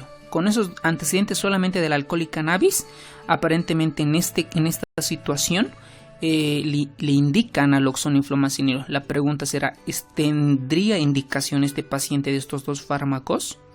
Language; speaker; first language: Spanish; native; Spanish